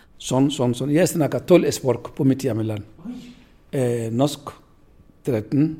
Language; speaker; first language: Norwegian; non-native, learner; Fula